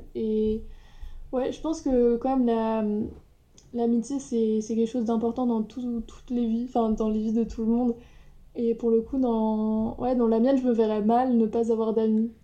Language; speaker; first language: French; native; French